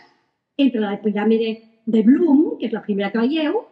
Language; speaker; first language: Catalan; native; Catalan